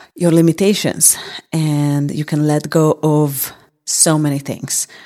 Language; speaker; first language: English; non-native, fluent; Hungarian